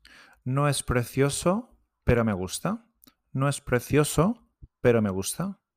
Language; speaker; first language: Spanish; non-native, fluent; English